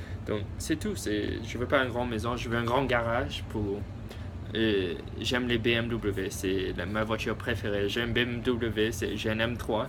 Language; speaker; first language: French; early bilingual, heritage; English